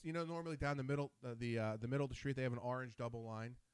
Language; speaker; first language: English; native; English